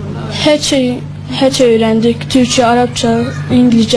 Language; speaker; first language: Turkish; early bilingual, other home language; Arabic